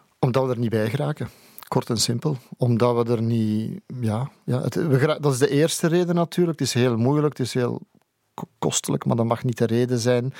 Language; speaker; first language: Dutch; native; Dutch